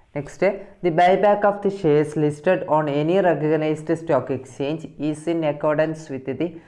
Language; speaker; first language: English; non-native, local second language; Malayalam